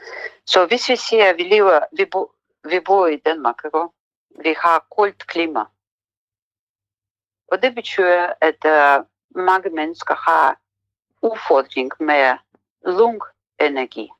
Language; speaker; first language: Danish; non-native, fluent; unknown